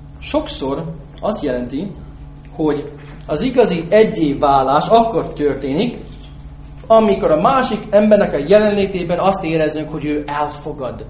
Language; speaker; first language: Hungarian; non-native, fluent; English